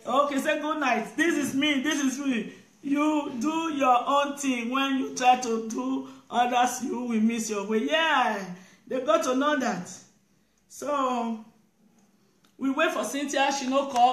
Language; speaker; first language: English; non-native, local second language; Bini